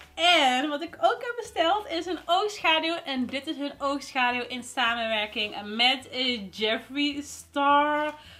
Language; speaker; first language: Dutch; early bilingual, other home language; Arabic